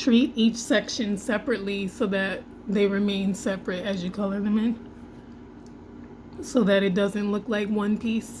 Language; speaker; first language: English; native; English